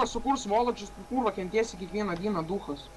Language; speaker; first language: Lithuanian; native; Lithuanian